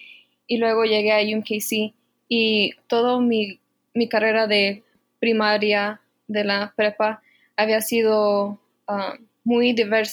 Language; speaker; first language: Spanish; early bilingual, heritage; Spanish